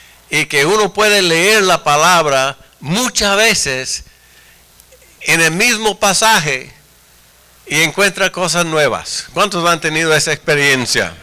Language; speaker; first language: Spanish; non-native, fluent; English